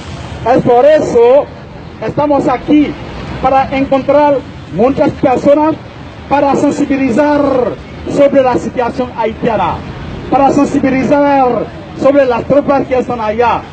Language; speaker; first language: Spanish; non-native, fluent; Haitian Creole